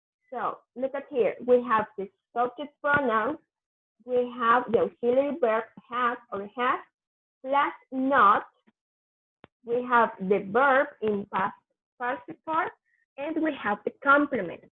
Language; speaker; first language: English; non-native, fluent; Spanish